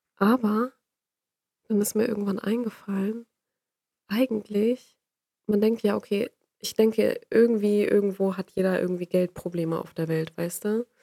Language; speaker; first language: German; native; German